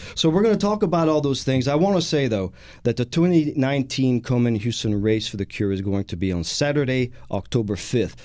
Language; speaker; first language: English; non-native, fluent; French